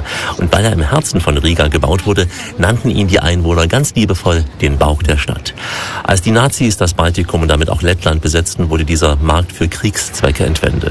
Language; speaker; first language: German; native; German